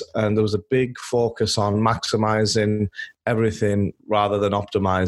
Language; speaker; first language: English; native; English